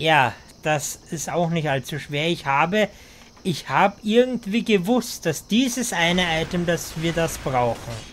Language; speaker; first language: German; native; German